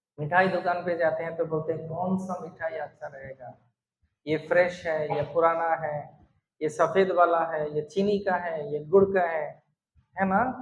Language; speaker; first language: Hindi; non-native, local second language; Bangla